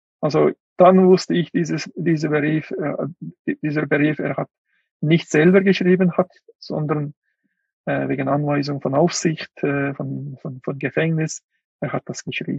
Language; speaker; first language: German; non-native, fluent; Uyghur